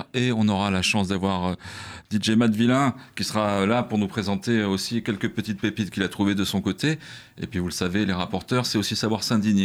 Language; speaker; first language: French; native; French